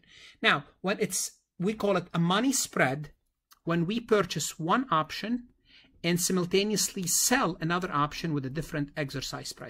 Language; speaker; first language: English; non-native, fluent; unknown